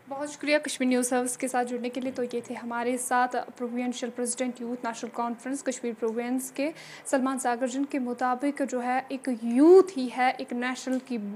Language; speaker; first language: Hindi; non-native, local second language; Kashmiri